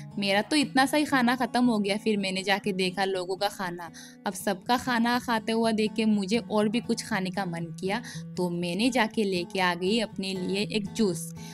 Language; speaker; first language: Hindi; non-native, local second language; Bangla